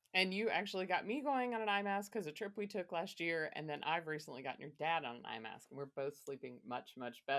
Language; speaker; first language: English; native; English